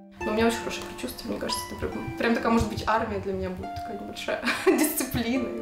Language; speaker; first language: Russian; native; Russian